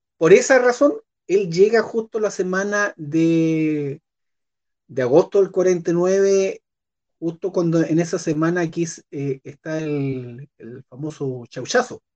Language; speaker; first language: Spanish; native; Spanish